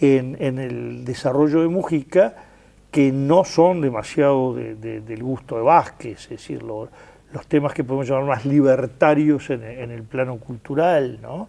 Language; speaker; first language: Spanish; native; Spanish